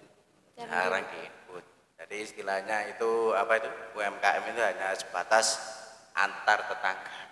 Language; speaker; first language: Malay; non-native, local second language; Javanese